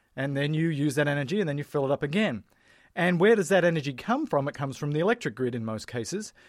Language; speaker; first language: English; native; English